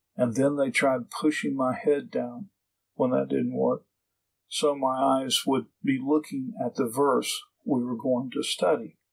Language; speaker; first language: English; native; English